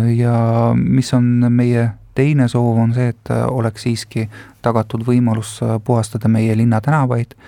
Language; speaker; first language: Estonian; non-native, local second language; Russian